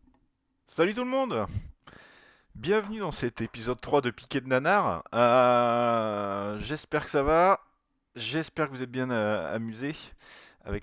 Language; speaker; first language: French; native; French